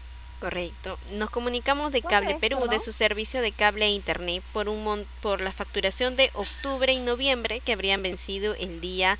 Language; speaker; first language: Spanish; native; Spanish